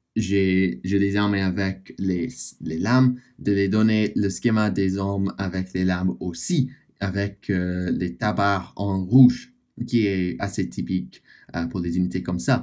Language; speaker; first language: French; non-native, fluent; English